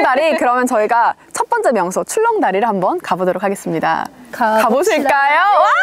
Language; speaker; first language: Korean; native; Korean